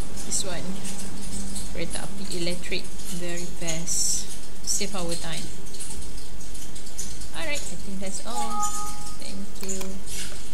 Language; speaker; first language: English; non-native, local second language; Malay